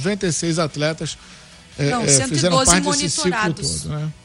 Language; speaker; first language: Portuguese; native; Portuguese